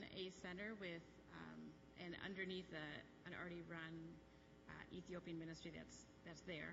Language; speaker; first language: English; native; English